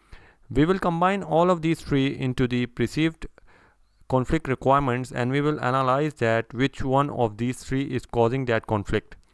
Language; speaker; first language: English; non-native, local second language; Urdu